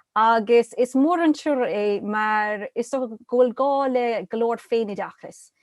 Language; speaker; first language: Irish; non-native, local second language; English